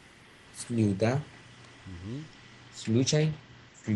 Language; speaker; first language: Russian; non-native, learner; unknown